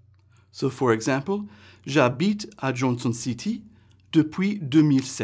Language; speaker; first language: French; non-native, fluent; English